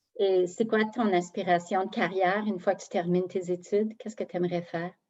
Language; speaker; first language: French; native; French